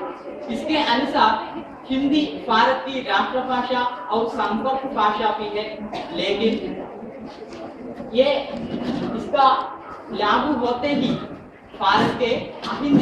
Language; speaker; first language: Hindi; non-native, local second language; Malayalam